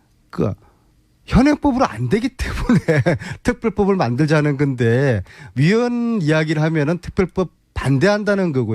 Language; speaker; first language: Korean; native; Korean